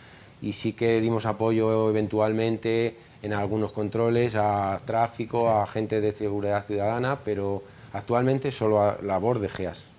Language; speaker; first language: Spanish; native; Spanish